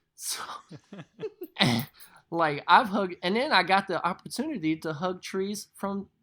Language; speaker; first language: English; native; English